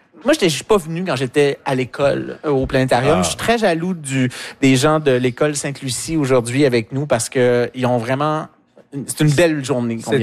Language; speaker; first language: French; native; French